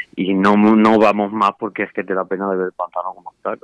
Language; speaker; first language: Spanish; native; Spanish